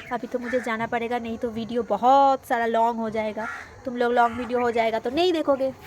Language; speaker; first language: Hindi; non-native, local second language; Bangla